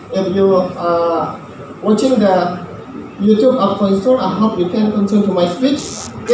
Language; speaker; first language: English; non-native, learner; Indonesian